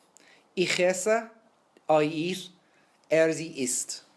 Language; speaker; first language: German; non-native, fluent; English